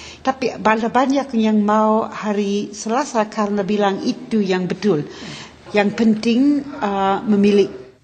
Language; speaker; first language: Indonesian; non-native, learner; English